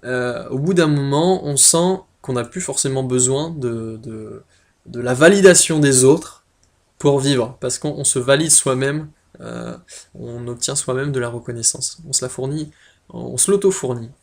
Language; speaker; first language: French; native; French